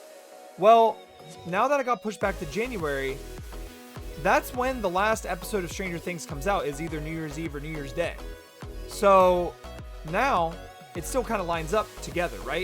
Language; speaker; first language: English; native; English